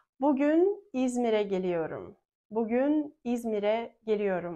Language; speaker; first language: Turkish; non-native, fluent; Russian